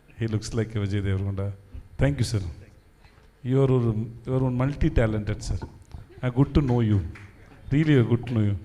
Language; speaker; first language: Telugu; non-native, learner; Tamil